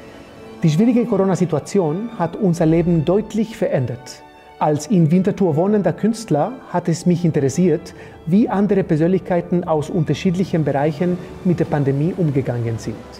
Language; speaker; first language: German; non-native, fluent; Spanish